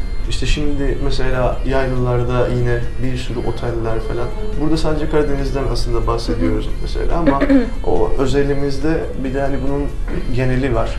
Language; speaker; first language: Turkish; non-native, local second language; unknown